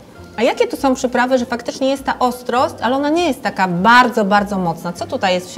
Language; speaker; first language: Polish; native; Polish